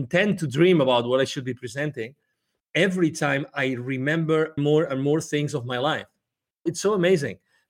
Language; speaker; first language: English; non-native, fluent; Spanish